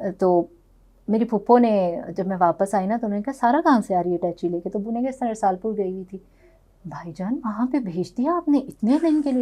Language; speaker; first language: Urdu; non-native, local second language; Punjabi